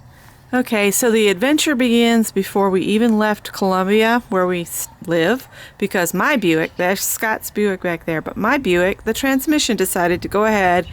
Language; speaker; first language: English; native; English